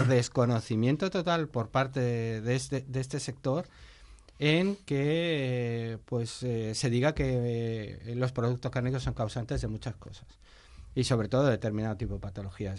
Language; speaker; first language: Spanish; native; Spanish